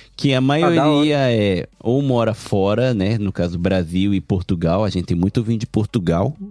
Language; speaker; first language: Portuguese; early bilingual, heritage; Japanese